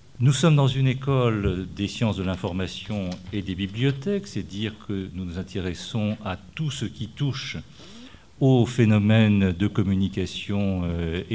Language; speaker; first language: French; native; French